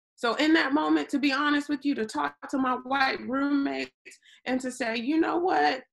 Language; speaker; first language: English; native; English